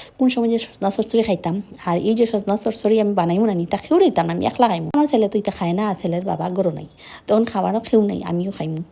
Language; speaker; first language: Bangla; non-native, local second language; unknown